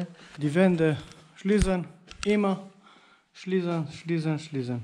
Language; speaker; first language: German; non-native, learner; Romanian